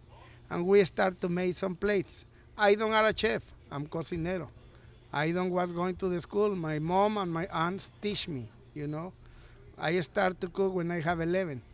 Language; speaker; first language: English; non-native, learner; Spanish